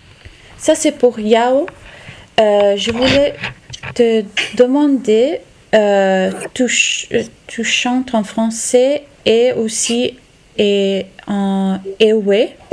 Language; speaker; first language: French; non-native, local second language; Italian